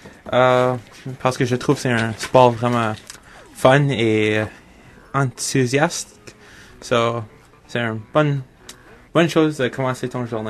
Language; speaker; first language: French; non-native, local second language; English